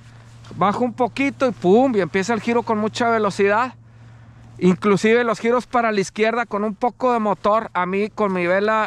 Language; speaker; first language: Spanish; native; Spanish